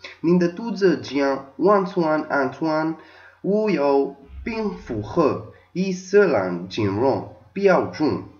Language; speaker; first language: Chinese; non-native, learner; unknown